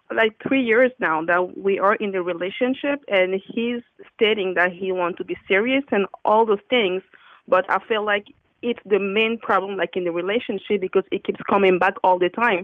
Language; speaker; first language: English; non-native, fluent; French